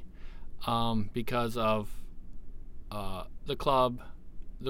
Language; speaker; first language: English; native; English